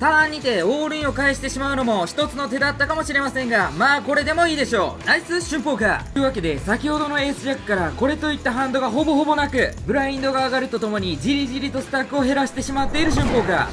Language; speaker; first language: Japanese; native; Japanese